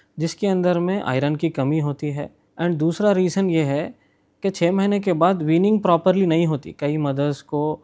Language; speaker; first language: Hindi; non-native, local second language; Urdu